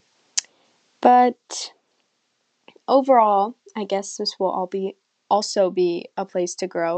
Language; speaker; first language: English; native; English